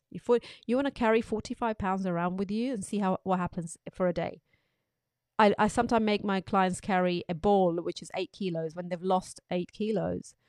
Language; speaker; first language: English; non-native, local second language; Urdu